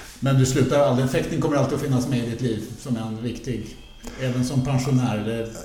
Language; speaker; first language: Swedish; native; Swedish